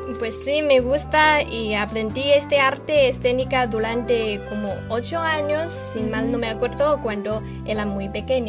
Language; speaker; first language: Spanish; non-native, fluent; Chinese